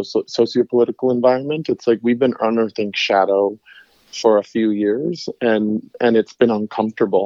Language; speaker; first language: English; native; English